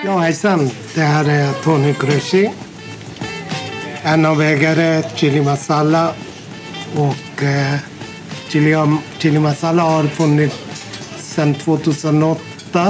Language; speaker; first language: Swedish; non-native, fluent; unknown